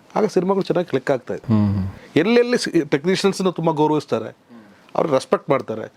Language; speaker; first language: Kannada; native; Kannada